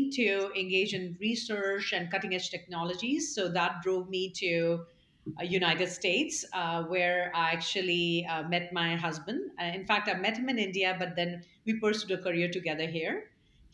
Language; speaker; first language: English; non-native, local second language; Hindi